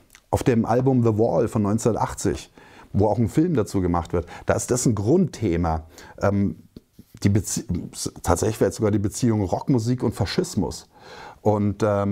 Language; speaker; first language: German; native; German